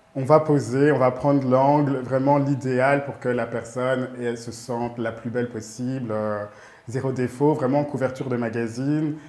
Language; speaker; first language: French; native; French